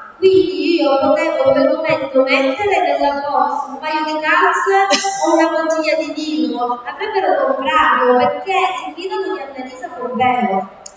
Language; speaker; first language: Italian; native; Italian